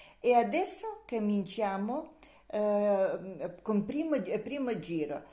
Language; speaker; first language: Italian; non-native, learner; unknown